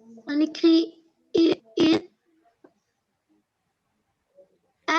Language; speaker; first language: French; non-native, learner; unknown